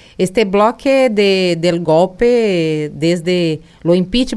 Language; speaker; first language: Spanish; non-native, learner; Portuguese